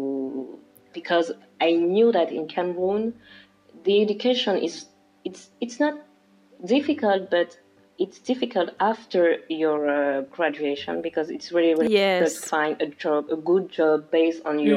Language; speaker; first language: English; non-native, local second language; French